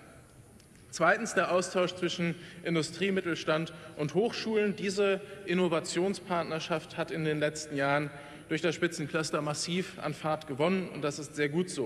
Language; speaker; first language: German; native; German